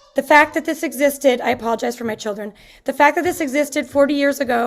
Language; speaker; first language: English; native; English